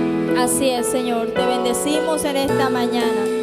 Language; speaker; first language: Spanish; native; Spanish